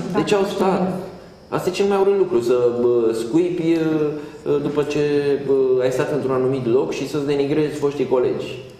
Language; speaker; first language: Romanian; native; Romanian